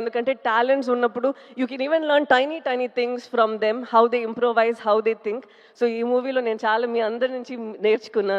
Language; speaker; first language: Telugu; non-native, local second language; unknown